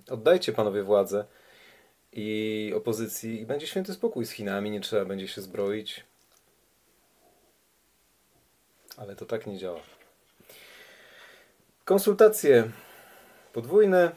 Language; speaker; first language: Polish; native; Polish